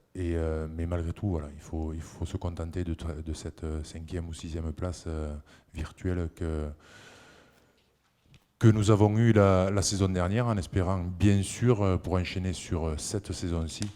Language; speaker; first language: French; native; French